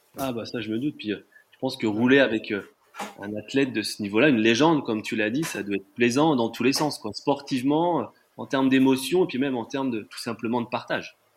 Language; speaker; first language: French; native; French